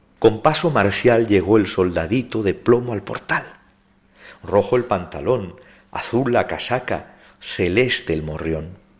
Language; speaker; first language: Spanish; native; Spanish